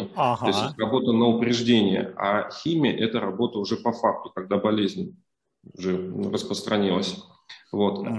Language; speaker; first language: Russian; native; Russian